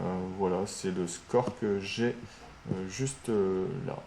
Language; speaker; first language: French; native; French